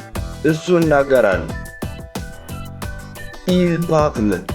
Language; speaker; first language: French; non-native, fluent; Amharic